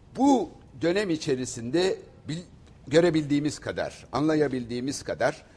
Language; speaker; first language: Turkish; native; Turkish